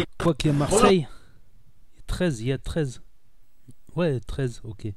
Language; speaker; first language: French; native; French